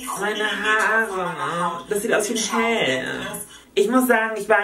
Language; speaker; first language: German; native; German